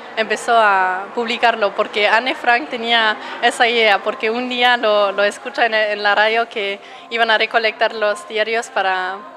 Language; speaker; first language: Spanish; non-native, fluent; German